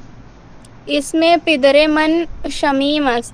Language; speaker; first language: Persian; non-native, learner; Urdu